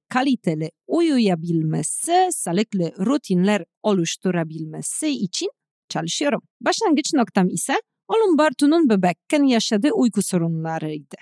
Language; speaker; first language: Turkish; non-native, fluent; Polish